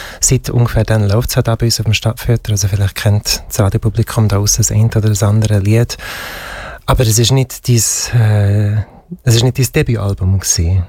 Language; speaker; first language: German; native; German